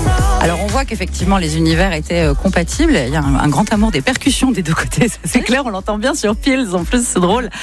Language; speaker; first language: French; native; French